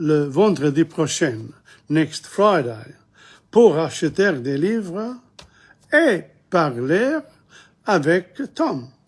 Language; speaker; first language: French; non-native, fluent; English